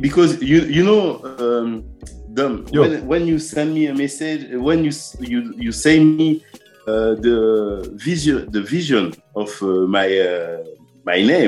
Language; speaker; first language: English; non-native, learner; French